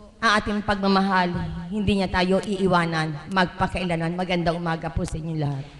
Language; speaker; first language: Filipino; native; Filipino